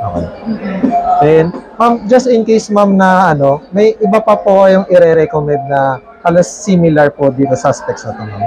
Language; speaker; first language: Filipino; native; Filipino